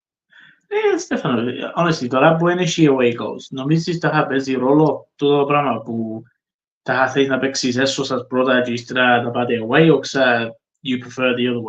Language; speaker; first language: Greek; early bilingual, heritage; Greek